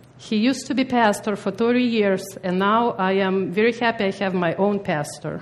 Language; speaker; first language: English; non-native, fluent; Russian